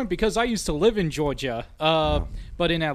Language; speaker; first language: English; native; English